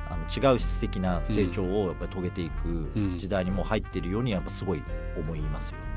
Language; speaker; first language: Japanese; native; Japanese